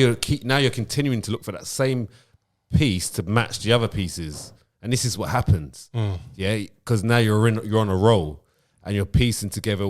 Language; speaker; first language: English; native; English